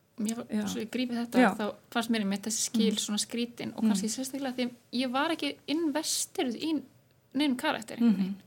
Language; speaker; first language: Icelandic; native; Icelandic